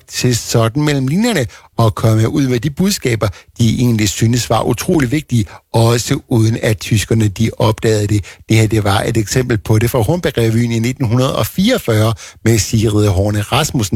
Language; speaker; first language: Danish; native; Danish